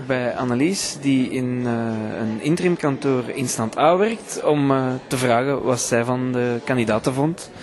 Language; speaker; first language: Dutch; native; Dutch